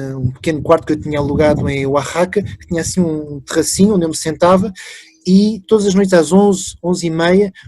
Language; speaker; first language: Portuguese; early bilingual, other home language; French